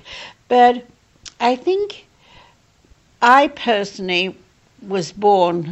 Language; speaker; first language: English; native; English